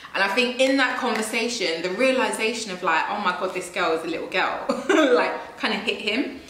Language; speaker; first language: English; native; English